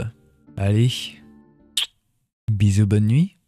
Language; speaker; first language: French; native; French